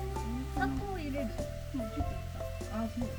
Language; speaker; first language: Japanese; non-native, learner; Korean